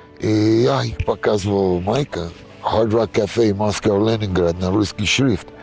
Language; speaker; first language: Russian; non-native, learner; English